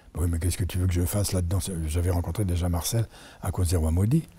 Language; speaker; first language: French; native; French